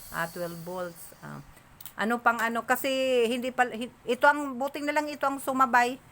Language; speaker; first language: Filipino; native; Filipino